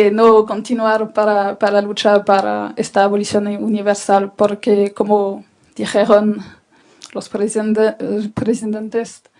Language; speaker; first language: Spanish; non-native, fluent; French